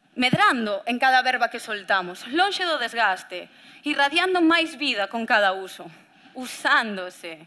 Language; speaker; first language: Galician; native; Galician